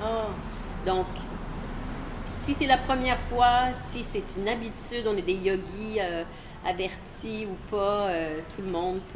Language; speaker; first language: French; native; French